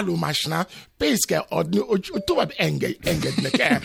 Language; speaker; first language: Hungarian; non-native, fluent; Yoruba